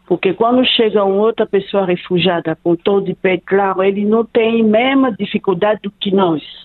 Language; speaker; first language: Portuguese; non-native, fluent; Lingala